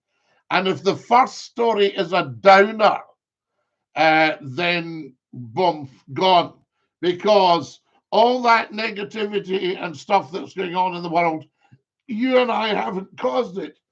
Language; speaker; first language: English; native; English